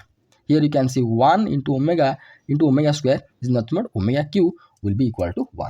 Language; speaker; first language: English; non-native, local second language; Odia